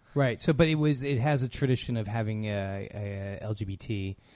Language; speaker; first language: English; native; English